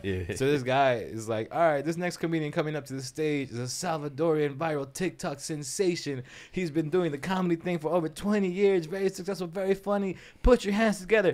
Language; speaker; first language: English; early bilingual, other home language; Spanish